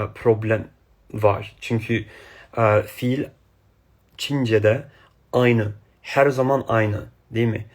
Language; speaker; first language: Turkish; non-native, learner; English